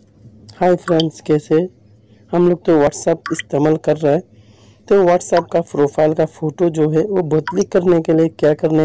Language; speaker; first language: Hindi; non-native, local second language; Bangla